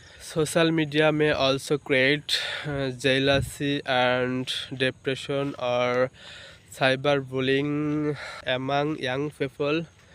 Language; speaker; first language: English; non-native, local second language; Bangla